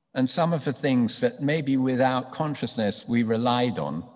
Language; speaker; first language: English; native; English